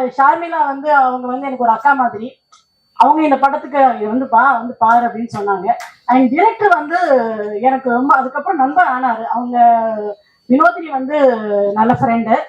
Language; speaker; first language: Tamil; non-native, local second language; Telugu